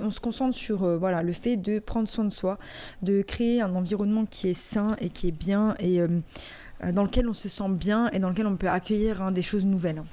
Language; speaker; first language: French; native; French